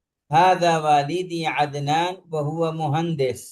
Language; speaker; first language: Arabic; non-native, fluent; Urdu